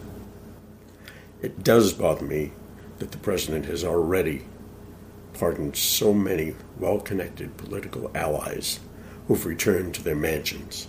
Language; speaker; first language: English; native; English